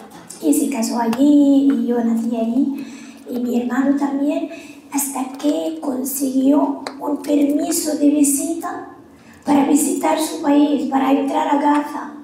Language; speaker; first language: Spanish; non-native, fluent; Arabic